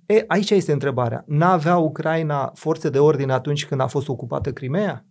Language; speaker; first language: Romanian; native; Romanian